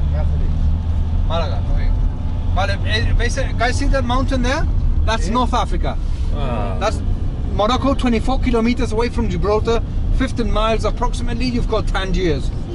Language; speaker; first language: English; non-native, local second language; Spanish